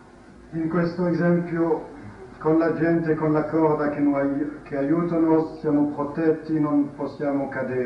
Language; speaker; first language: Italian; non-native, fluent; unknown